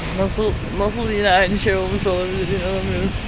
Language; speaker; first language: Turkish; native; Turkish